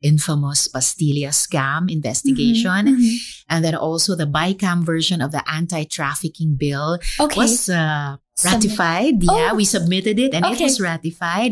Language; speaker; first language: English; non-native, local second language; Filipino